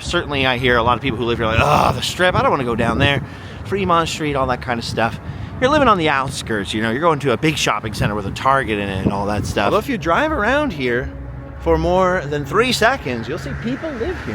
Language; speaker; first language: English; native; English